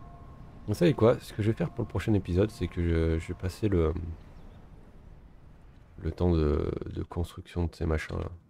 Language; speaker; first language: French; native; French